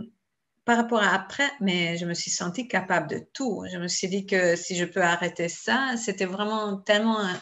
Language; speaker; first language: French; non-native, fluent; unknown